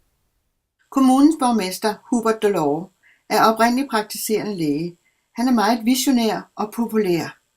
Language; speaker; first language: Danish; native; Danish